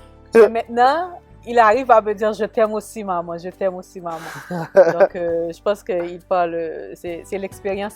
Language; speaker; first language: French; native; French